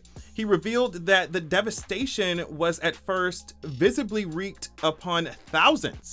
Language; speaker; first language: English; native; English